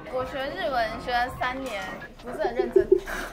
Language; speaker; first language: Chinese; native; Chinese